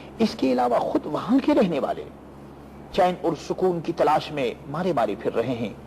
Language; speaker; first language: Urdu; native; Urdu